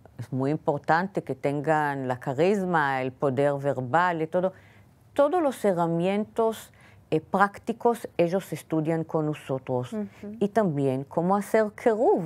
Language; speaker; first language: Spanish; non-native, fluent; Hebrew